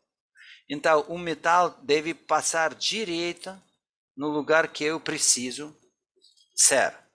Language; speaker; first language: Portuguese; non-native, fluent; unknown